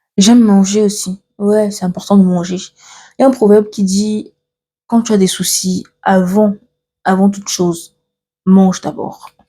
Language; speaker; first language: French; early bilingual, other home language; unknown